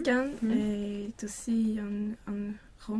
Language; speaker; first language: French; non-native, learner; Swedish